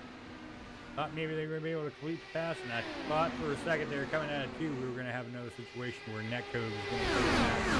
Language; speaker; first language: English; native; English